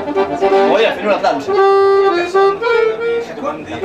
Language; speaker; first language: French; native; French